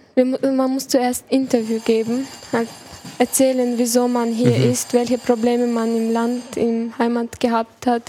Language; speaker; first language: German; early bilingual, other home language; Chechen